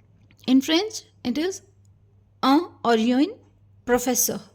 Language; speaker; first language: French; non-native, fluent; Hindi